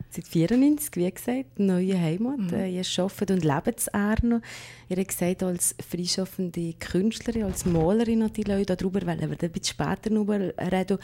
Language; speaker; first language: German; native; German